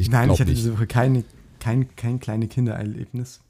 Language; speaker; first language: German; native; German